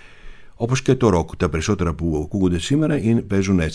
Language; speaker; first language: Greek; native; Greek